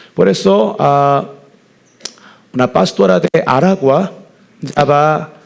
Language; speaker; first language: Spanish; non-native, learner; Korean